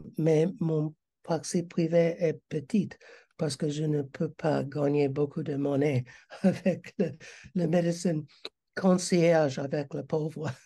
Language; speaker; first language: French; non-native, learner; English